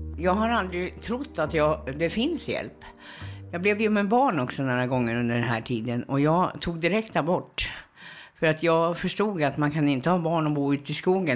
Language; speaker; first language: Swedish; native; Swedish